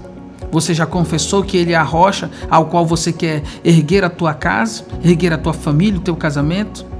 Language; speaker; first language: Portuguese; native; Portuguese